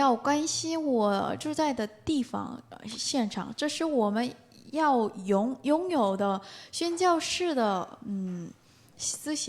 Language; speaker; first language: Chinese; non-native, learner; Korean